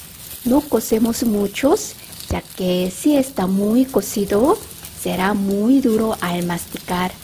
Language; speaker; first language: Spanish; non-native, fluent; Korean